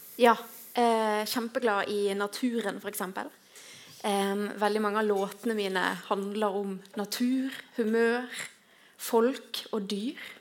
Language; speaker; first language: Norwegian; native; Norwegian